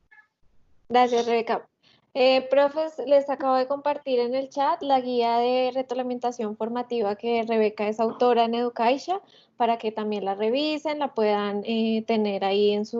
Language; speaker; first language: Spanish; native; Spanish